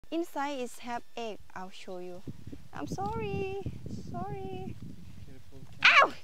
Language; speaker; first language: English; non-native, learner; Thai